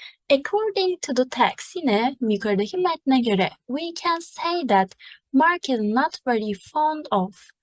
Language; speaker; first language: English; non-native, fluent; Turkish